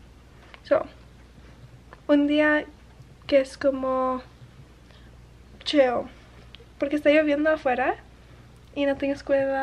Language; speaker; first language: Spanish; early bilingual, other home language; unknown